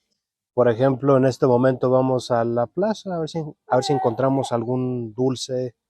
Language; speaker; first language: Spanish; native; Spanish